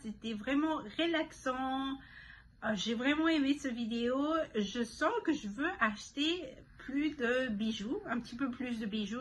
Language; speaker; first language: French; non-native, fluent; Spanish